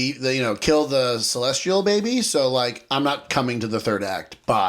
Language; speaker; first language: English; native; English